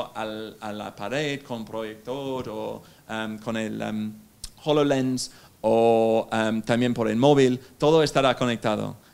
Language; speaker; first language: Spanish; non-native, fluent; English